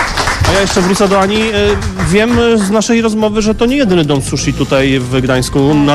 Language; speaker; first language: Polish; native; Polish